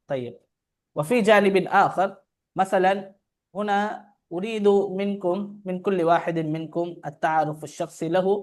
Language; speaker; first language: Arabic; non-native, fluent; Urdu